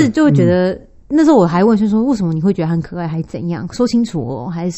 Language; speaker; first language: Chinese; native; Chinese